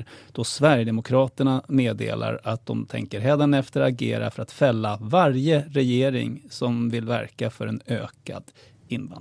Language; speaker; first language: Swedish; native; Swedish